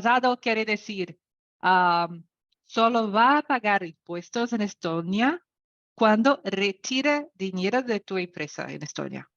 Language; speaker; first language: Spanish; non-native, learner; Portuguese